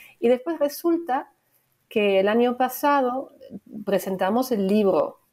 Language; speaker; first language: Spanish; non-native, fluent; German